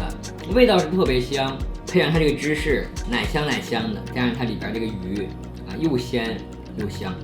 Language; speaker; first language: Chinese; native; Chinese